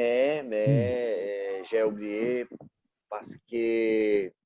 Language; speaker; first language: French; non-native, learner; Portuguese